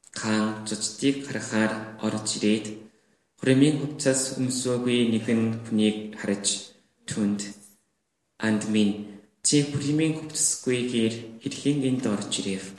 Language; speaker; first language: Mongolian; non-native, fluent; Korean